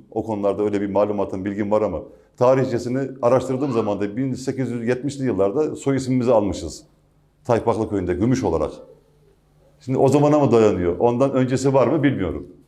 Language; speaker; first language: Turkish; native; Turkish